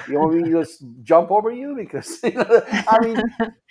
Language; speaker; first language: English; non-native, fluent; Persian